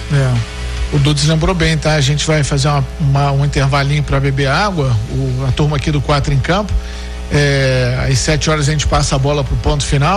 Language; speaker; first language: Portuguese; native; Portuguese